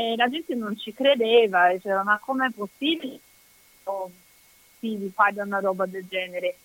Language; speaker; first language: Italian; non-native, fluent; Portuguese